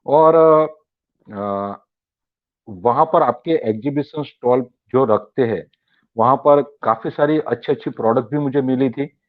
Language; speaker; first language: Hindi; non-native, local second language; Gujarati